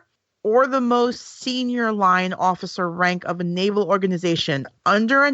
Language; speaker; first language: English; native; English